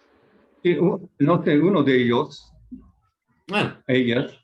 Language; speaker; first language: Spanish; non-native, fluent; Japanese